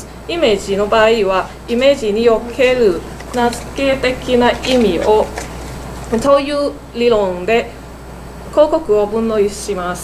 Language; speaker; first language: Japanese; non-native, learner; Cantonese